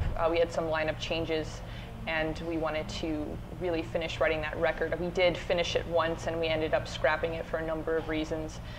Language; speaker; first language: English; native; English